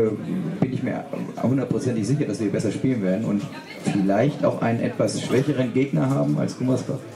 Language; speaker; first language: German; native; German